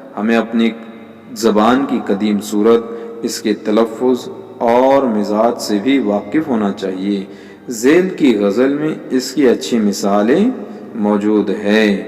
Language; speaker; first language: Urdu; native; Urdu